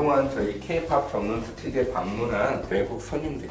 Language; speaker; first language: Korean; native; Korean